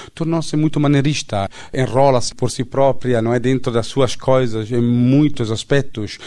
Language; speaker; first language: Portuguese; non-native, fluent; Italian